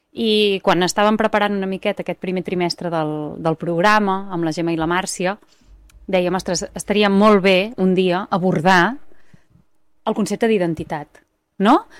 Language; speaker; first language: Catalan; native; Catalan